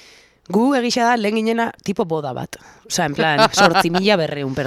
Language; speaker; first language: Basque; native; Basque